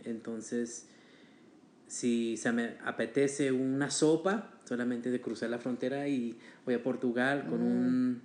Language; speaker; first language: Spanish; early bilingual, heritage; Spanish